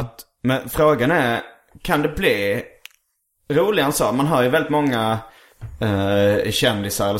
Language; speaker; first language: Swedish; native; Swedish